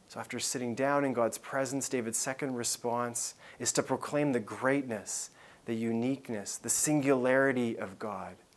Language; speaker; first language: English; native; English